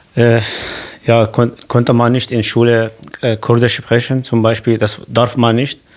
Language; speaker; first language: German; non-native, learner; Kurdish